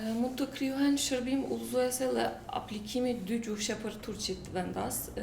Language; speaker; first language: Albanian; non-native, local second language; Turkish